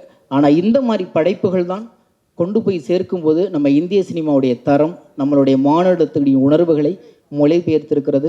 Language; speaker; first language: Tamil; native; Tamil